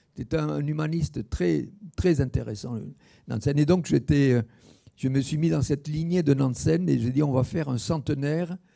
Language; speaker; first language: French; native; French